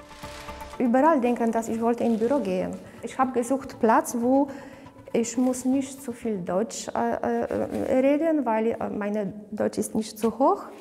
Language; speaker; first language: German; non-native, learner; Polish